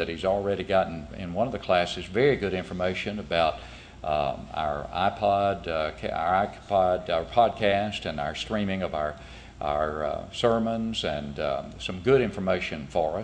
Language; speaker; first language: English; native; English